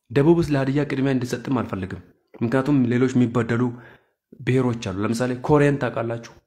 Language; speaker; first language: Amharic; non-native, local second language; Hadiyya